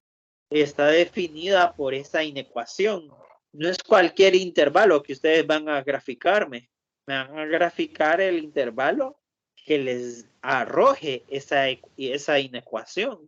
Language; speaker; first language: Spanish; native; Spanish